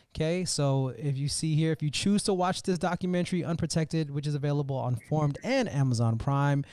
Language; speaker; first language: English; native; English